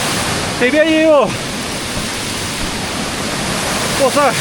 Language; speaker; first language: Chinese; native; Chinese